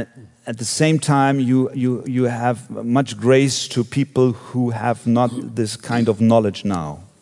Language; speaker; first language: English; non-native, fluent; German